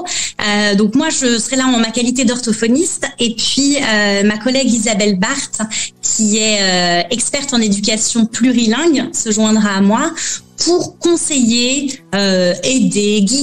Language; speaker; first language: French; native; French